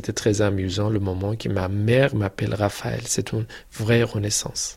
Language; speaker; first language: French; non-native, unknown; Persian